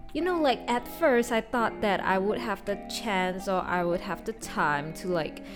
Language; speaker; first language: English; non-native, local second language; Chinese